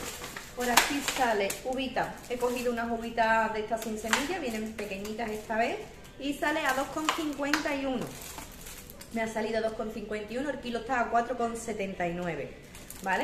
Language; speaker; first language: Spanish; native; Spanish